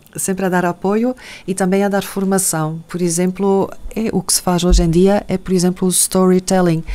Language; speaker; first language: Portuguese; non-native, fluent; Dutch